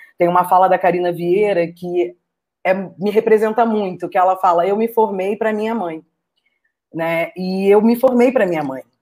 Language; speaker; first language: Portuguese; native; Portuguese